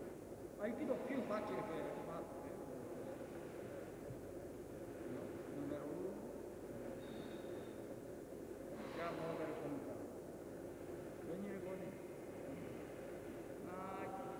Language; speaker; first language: Italian; non-native, learner; Japanese